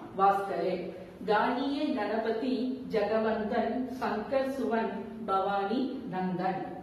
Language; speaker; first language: Hindi; non-native, local second language; Tamil